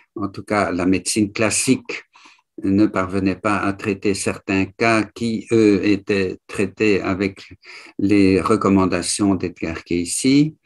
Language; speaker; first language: French; native; French